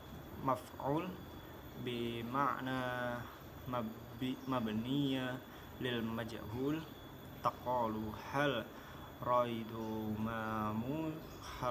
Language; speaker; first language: Arabic; non-native, learner; Indonesian